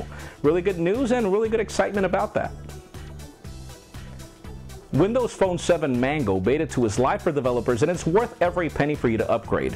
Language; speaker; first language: English; non-native, local second language; Spanish